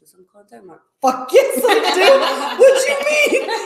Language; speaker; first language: English; non-native, fluent; Spanish